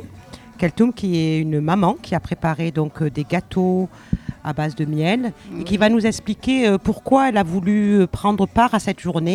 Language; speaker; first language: French; native; French